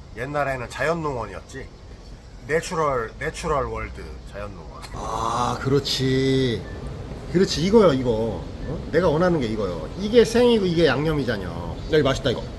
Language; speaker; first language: Korean; native; Korean